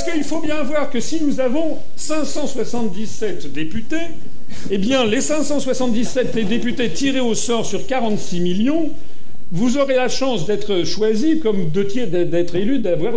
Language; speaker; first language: French; native; French